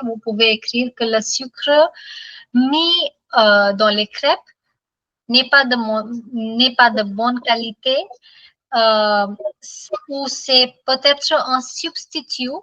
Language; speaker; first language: French; non-native, fluent; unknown